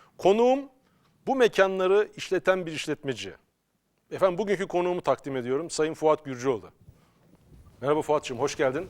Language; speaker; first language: Turkish; native; Turkish